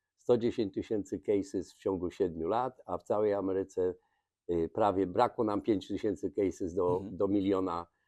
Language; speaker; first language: Polish; native; Polish